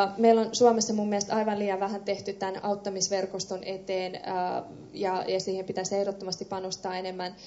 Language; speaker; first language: Finnish; early bilingual, other home language; Persian